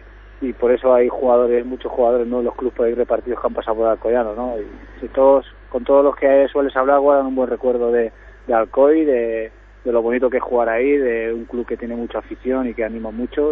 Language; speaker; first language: Spanish; native; Spanish